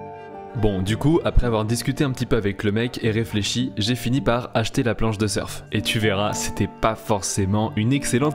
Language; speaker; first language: French; native; French